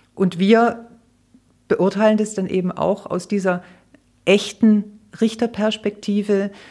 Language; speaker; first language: German; native; German